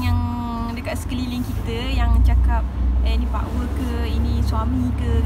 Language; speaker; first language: Malay; native; Malay